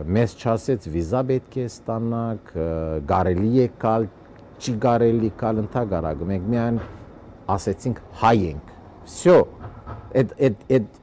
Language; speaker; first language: Armenian; early bilingual, heritage; Armenian